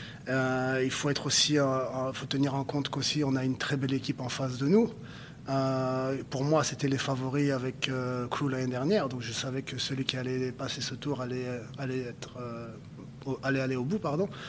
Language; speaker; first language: French; native; French